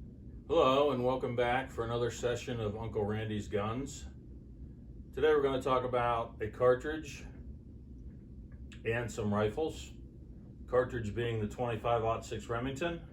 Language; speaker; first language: English; native; English